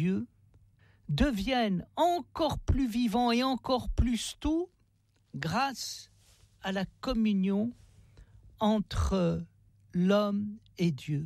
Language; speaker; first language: French; native; French